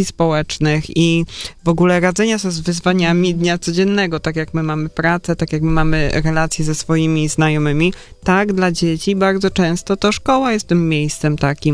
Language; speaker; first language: Polish; native; Polish